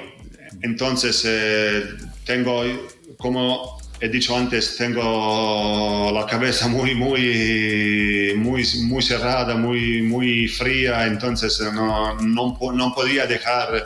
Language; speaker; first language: Spanish; non-native, fluent; Italian